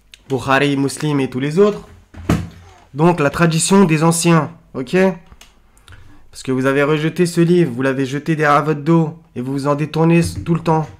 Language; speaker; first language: French; native; French